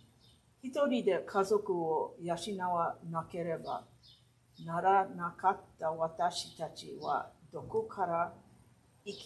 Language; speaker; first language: Japanese; early bilingual, heritage; Japanese